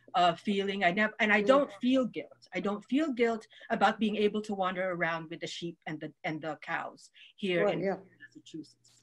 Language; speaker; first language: English; non-native, local second language; Waray